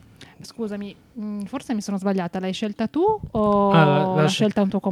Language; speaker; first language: Italian; native; Italian